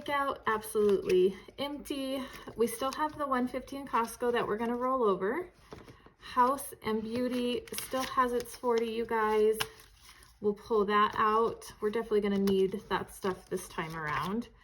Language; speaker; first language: English; native; English